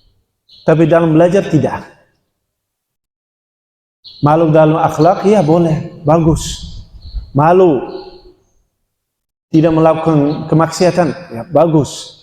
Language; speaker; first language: Indonesian; non-native, fluent; Dutch